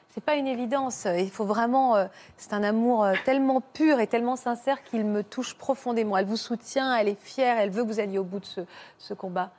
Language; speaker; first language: French; native; French